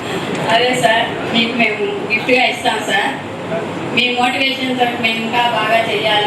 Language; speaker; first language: Telugu; native; Telugu